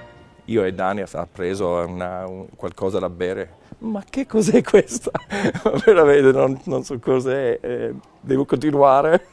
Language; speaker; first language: Italian; non-native, learner; English